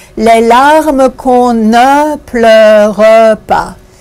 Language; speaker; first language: French; native; French